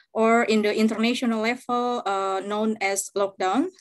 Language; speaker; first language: English; non-native, fluent; Indonesian